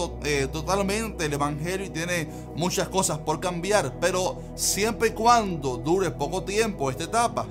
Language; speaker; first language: Spanish; native; Spanish